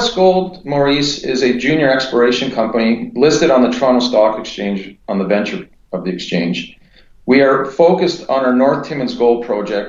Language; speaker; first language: English; native; English